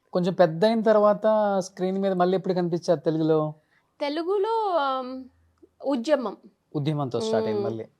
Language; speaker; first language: Telugu; native; Telugu